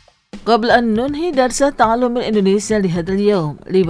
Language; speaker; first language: Arabic; non-native, fluent; Indonesian